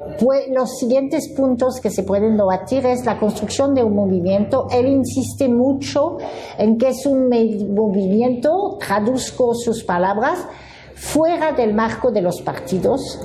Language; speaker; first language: Spanish; non-native, fluent; French